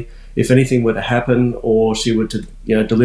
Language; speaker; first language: English; native; English